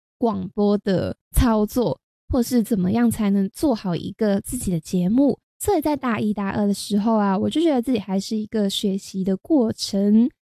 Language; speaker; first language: Chinese; non-native, local second language; Cantonese